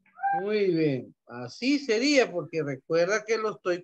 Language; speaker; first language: Spanish; native; Spanish